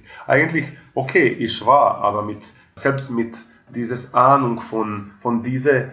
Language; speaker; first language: German; non-native, fluent; Croatian